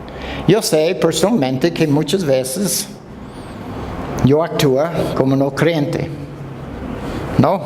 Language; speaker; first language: Spanish; non-native, fluent; English